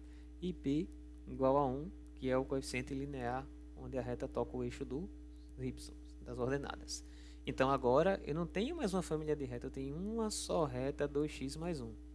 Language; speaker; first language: Portuguese; native; Portuguese